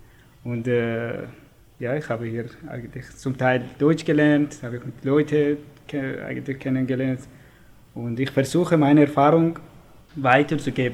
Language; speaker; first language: German; non-native, learner; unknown